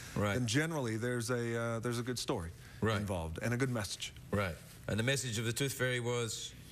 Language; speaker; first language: English; native; English